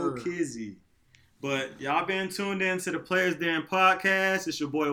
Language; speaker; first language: English; native; English